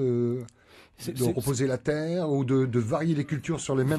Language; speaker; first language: French; native; French